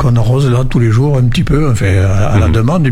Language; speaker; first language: French; native; French